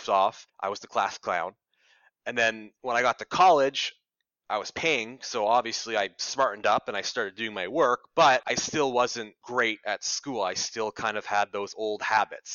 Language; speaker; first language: English; native; English